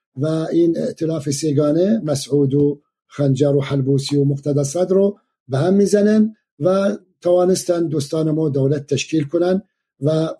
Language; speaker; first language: Persian; non-native, fluent; Arabic